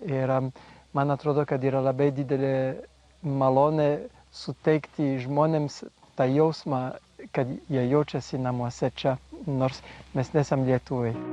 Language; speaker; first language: Lithuanian; non-native, fluent; French